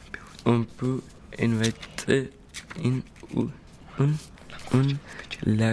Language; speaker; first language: French; non-native, learner; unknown